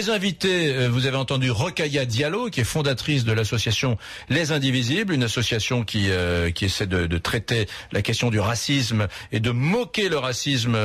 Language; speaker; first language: French; native; French